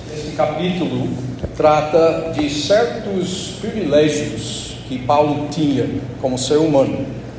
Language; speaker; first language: Portuguese; non-native, fluent; English